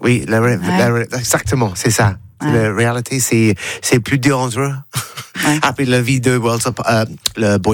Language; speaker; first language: French; non-native, learner; English